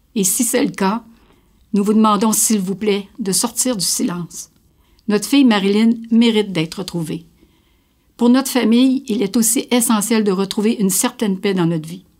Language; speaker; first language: French; native; French